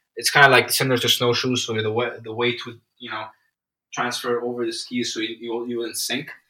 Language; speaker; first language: English; non-native, fluent; Arabic